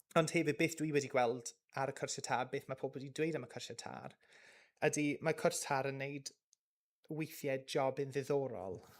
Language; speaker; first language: Welsh; non-native, local second language; English